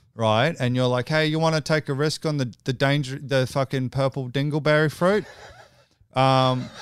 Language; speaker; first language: English; native; English